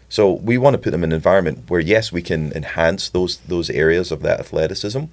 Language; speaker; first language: English; native; English